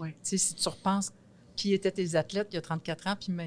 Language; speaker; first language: French; native; French